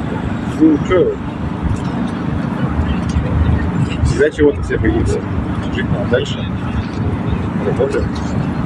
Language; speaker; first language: Russian; native; Russian